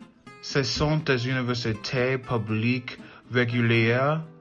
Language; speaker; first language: French; non-native, learner; English